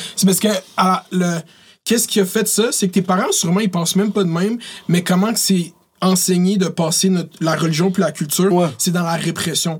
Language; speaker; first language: French; early bilingual, other home language; Arabic